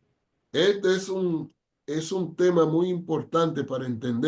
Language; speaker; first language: Spanish; non-native, fluent; English